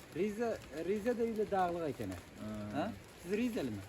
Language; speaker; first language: Turkish; non-native, learner; Persian